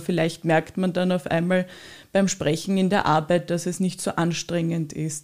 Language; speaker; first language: German; native; German